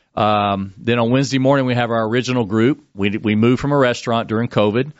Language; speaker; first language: English; native; English